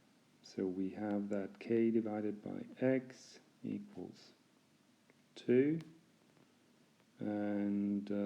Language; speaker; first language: English; non-native, fluent; Norwegian